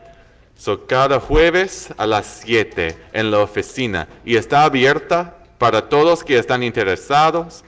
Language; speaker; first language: Spanish; non-native, learner; English